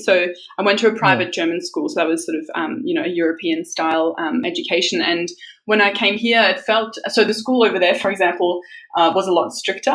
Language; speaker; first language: English; early bilingual, other home language; German